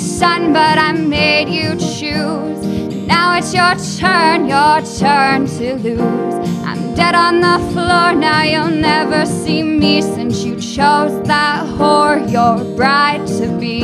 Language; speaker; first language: English; native; English